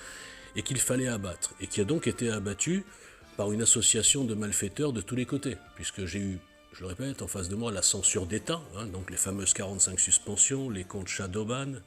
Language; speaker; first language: French; native; French